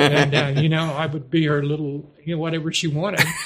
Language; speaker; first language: English; native; English